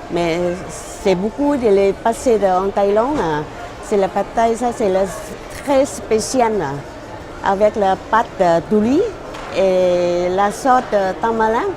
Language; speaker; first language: French; non-native, learner; Thai